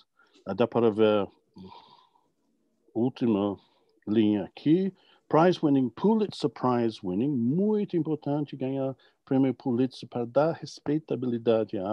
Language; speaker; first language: Portuguese; non-native, fluent; English